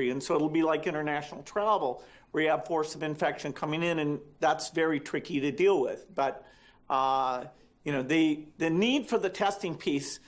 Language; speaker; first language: English; native; English